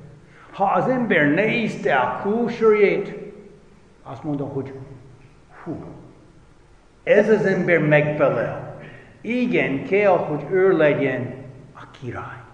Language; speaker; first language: Hungarian; non-native, fluent; English